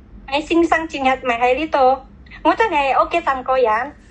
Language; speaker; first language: Cantonese; non-native, learner; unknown